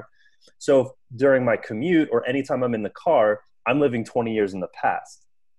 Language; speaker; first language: English; native; English